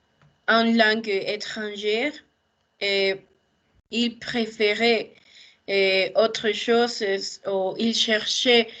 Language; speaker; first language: French; non-native, learner; Spanish